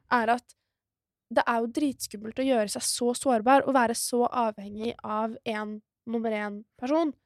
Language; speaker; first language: Norwegian; native; Norwegian